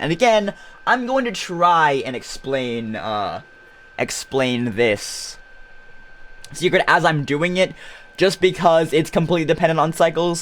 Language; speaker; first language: English; native; English